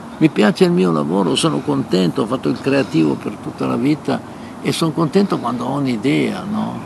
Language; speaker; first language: Italian; native; Italian